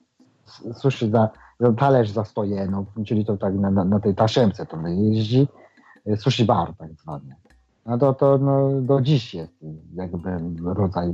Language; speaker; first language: Polish; non-native, fluent; Japanese